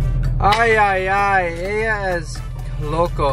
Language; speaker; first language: Spanish; non-native, learner; English